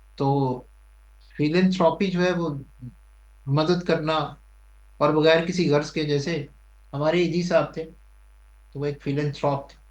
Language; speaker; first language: Urdu; non-native, local second language; Punjabi